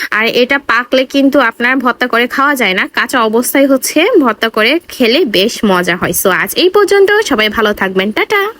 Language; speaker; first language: Bangla; non-native, local second language; Marma